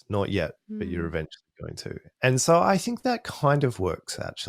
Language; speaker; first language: English; native; English